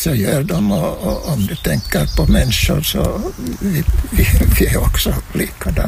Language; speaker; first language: Swedish; non-native, local second language; Finnish